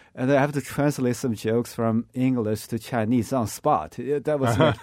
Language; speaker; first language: English; non-native, fluent; Chinese